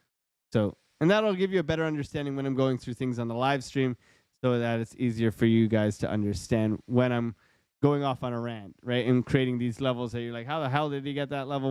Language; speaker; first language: English; native; English